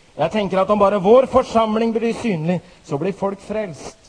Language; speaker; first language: Swedish; non-native, fluent; Norwegian